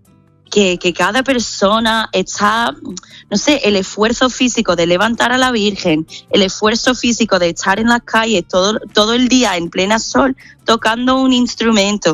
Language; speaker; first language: Spanish; non-native, fluent; English